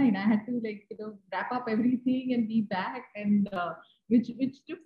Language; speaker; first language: English; non-native, local second language; Hindi